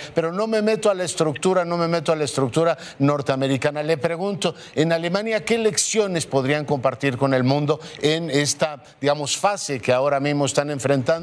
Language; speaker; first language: Spanish; native; Spanish